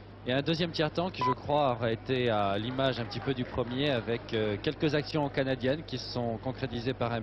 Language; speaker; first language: French; native; French